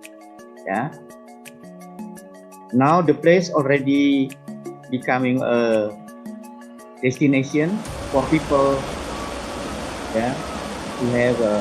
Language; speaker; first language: English; non-native, fluent; Indonesian